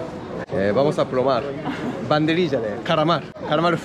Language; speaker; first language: Spanish; non-native, learner; Japanese